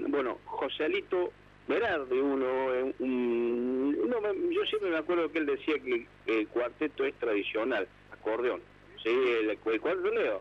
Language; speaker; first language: Spanish; native; Spanish